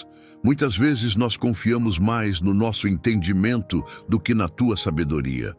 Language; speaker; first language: Portuguese; native; Portuguese